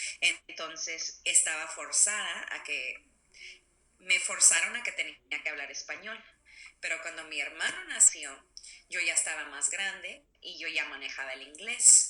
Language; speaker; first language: Spanish; early bilingual, other home language; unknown